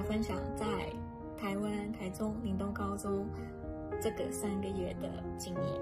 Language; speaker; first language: Chinese; non-native, fluent; Burmese